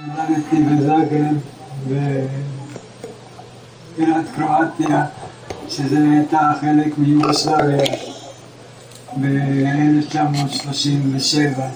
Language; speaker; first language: Hebrew; early bilingual, other home language; Croatian